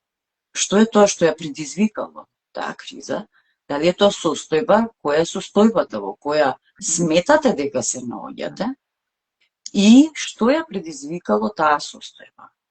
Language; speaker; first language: Macedonian; native; Macedonian